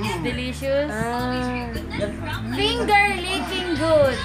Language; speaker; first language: English; non-native, local second language; Filipino